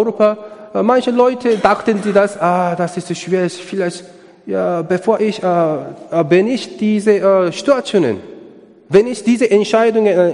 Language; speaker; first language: German; non-native, learner; Korean